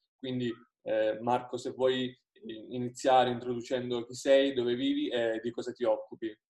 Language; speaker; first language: Italian; native; Italian